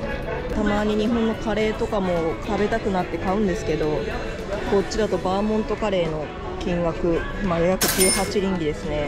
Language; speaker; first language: Japanese; native; Japanese